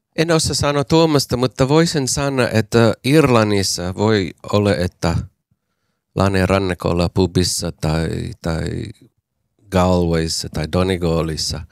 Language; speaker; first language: Finnish; non-native, learner; English